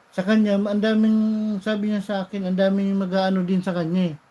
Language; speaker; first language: Filipino; non-native, local second language; Bikol